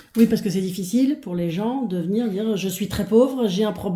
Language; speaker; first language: French; native; French